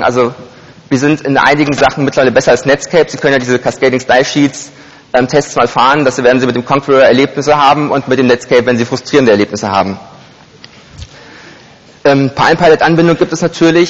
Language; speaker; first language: German; native; German